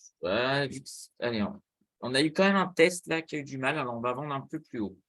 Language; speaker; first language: French; native; French